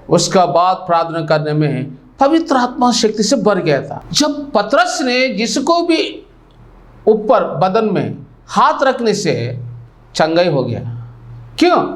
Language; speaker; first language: Hindi; non-native, local second language; Telugu